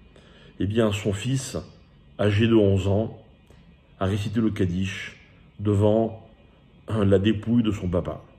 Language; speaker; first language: French; native; French